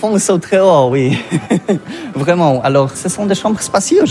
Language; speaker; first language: French; non-native, learner; Polish